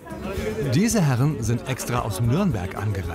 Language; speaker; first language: German; native; German